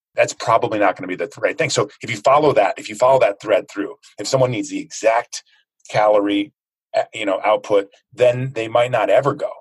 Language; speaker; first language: English; native; English